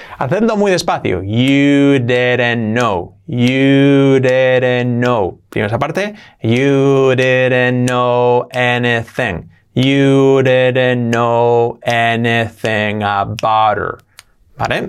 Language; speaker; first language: English; non-native, fluent; Spanish